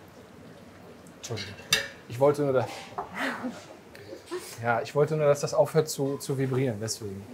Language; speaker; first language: German; native; German